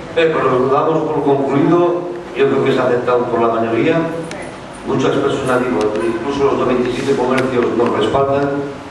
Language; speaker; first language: Spanish; native; Spanish